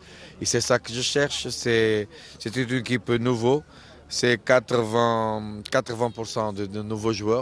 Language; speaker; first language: French; non-native, fluent; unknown